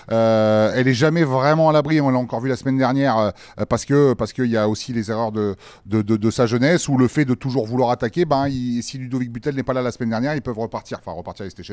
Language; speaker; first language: French; native; French